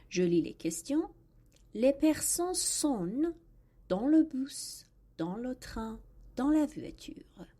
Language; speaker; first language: French; non-native, fluent; Persian